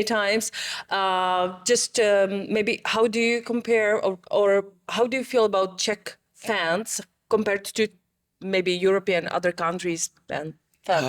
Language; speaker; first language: English; non-native, fluent; Czech